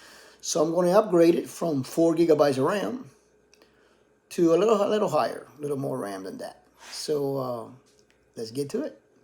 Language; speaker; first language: English; native; English